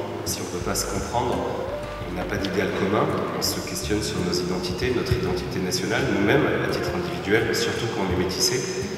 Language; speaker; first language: French; early bilingual, other home language; Portuguese